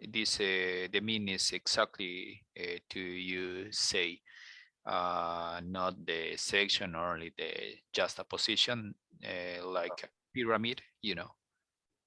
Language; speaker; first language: English; non-native, learner; Spanish